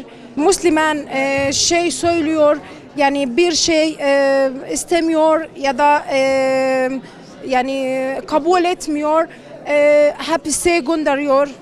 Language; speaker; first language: Turkish; non-native, learner; Arabic